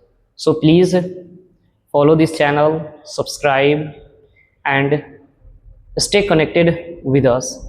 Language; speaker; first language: English; non-native, learner; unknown